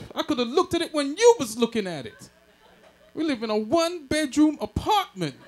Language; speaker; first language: English; native; English